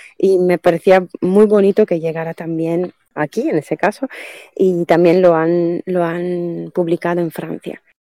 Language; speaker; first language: Spanish; non-native, fluent; Italian